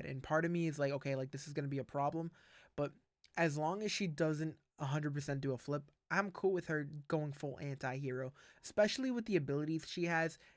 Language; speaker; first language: English; native; English